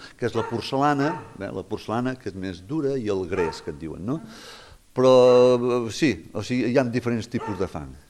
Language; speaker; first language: Catalan; native; Catalan